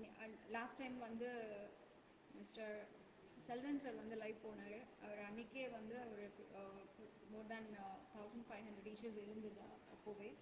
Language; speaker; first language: Tamil; native; Tamil